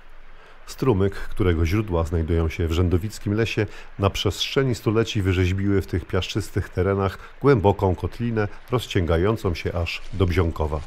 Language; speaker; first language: Polish; native; Polish